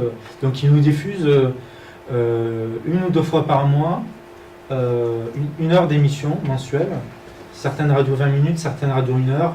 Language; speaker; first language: French; native; French